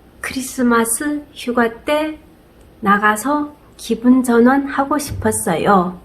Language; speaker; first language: Korean; non-native, fluent; Chinese